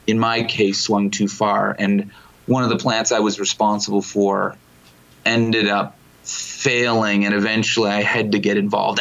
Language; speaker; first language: English; native; English